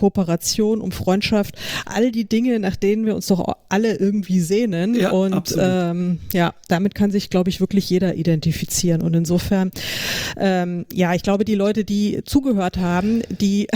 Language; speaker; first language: German; native; German